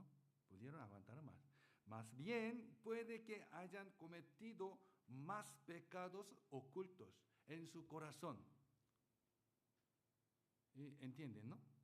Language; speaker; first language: Spanish; non-native, learner; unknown